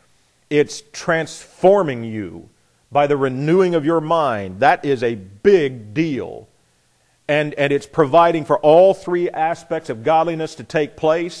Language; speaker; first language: English; native; English